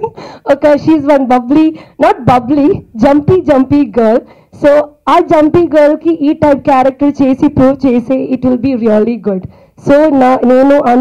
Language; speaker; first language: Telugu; non-native, learner; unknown